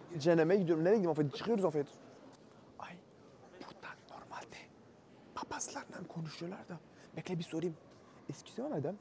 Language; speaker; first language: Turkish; early bilingual, heritage; Turkish